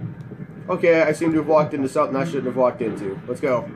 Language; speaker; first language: English; native; English